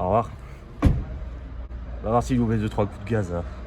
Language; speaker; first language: French; native; French